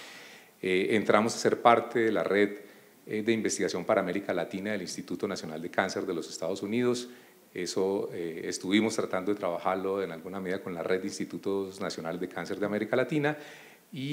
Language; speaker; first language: Spanish; native; Spanish